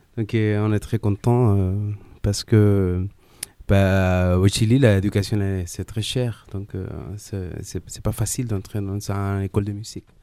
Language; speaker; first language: French; non-native, fluent; Spanish